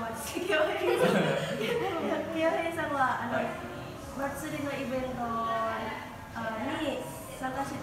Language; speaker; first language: Japanese; non-native, learner; Indonesian